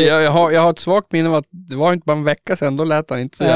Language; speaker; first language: Swedish; native; Swedish